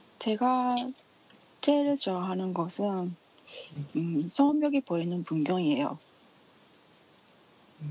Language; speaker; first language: Korean; non-native, learner; Japanese